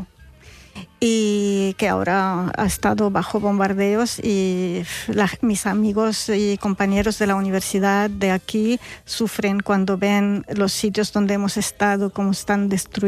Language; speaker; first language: Spanish; non-native, fluent; Arabic